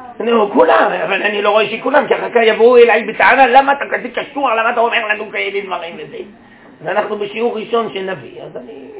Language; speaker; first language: Hebrew; native; Hebrew